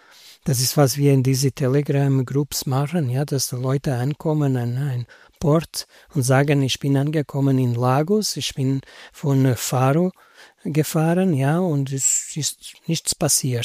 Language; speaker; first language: German; non-native, learner; Portuguese